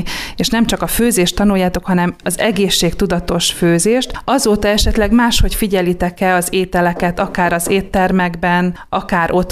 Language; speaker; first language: Hungarian; native; Hungarian